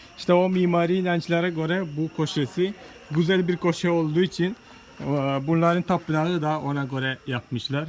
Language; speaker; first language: Turkish; non-native, fluent; Malayalam